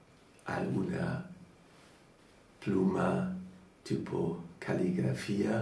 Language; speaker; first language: Spanish; non-native, learner; German